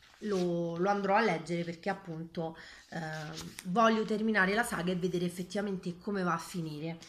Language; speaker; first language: Italian; native; Italian